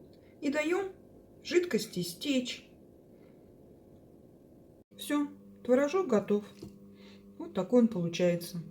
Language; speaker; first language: Russian; native; Russian